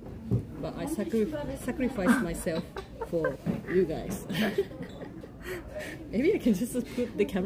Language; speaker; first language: English; non-native, learner; Japanese